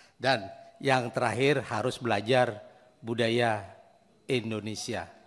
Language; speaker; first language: Indonesian; native; Indonesian